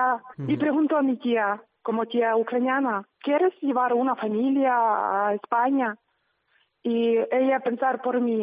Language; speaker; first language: Spanish; non-native, learner; Ukrainian